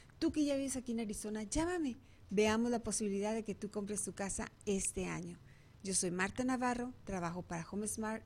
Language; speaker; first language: Spanish; native; Spanish